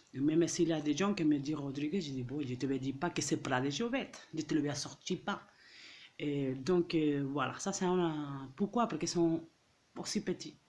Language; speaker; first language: French; non-native, fluent; Catalan